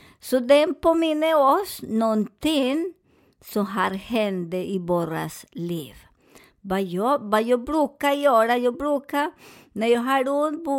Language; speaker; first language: Swedish; non-native, fluent; Spanish